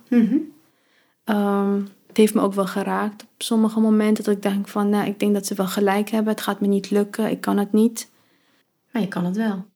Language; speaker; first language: Dutch; early bilingual, other home language; Arabic